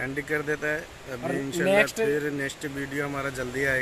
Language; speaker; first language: Hindi; non-native, local second language; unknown